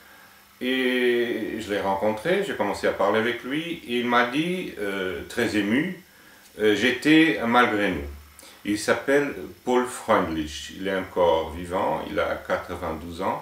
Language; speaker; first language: French; non-native, fluent; Portuguese